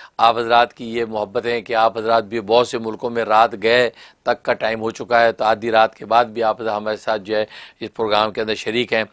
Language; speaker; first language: Urdu; native; Urdu